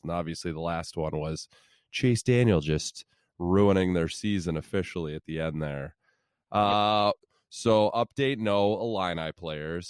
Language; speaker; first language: English; native; English